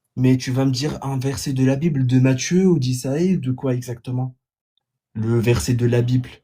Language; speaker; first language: French; non-native, fluent; Arabic